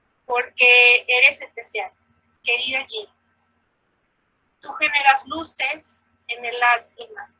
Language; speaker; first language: Spanish; native; Spanish